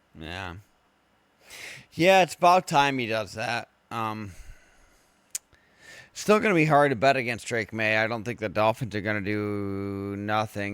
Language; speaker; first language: English; native; English